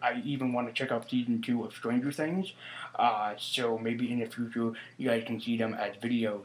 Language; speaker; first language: English; native; English